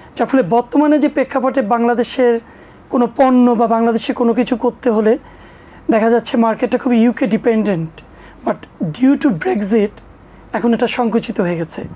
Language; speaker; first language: Bangla; native; Bangla